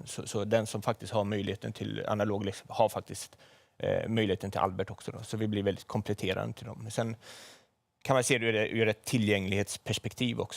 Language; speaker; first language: Swedish; native; Swedish